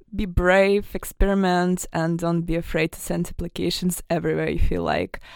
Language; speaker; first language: English; non-native, fluent; Russian